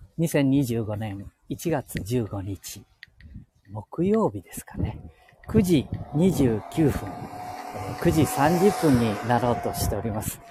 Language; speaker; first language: Japanese; native; Japanese